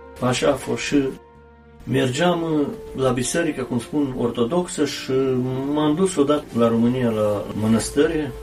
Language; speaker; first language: Romanian; early bilingual, heritage; Romanian